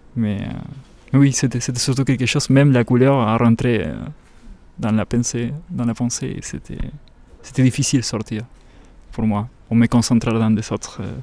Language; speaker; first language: French; non-native, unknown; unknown